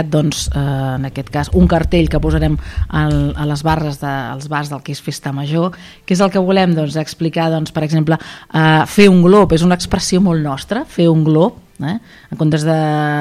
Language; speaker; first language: Catalan; native; Catalan